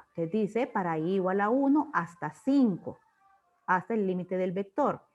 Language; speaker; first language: Spanish; native; Spanish